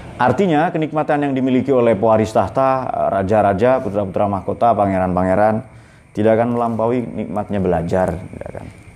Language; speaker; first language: Indonesian; non-native, local second language; Madurese